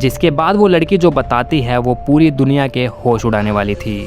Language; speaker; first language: Hindi; native; Hindi